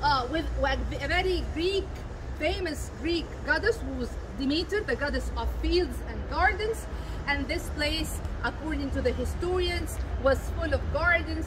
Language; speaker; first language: English; non-native, fluent; Arabic